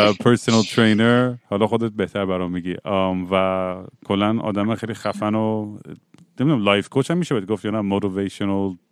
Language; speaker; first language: Persian; native; Persian